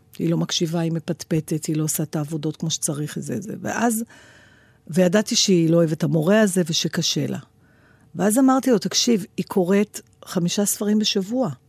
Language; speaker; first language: Hebrew; native; Hebrew